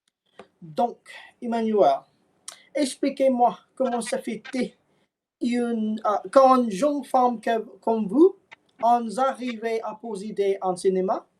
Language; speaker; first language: French; non-native, learner; English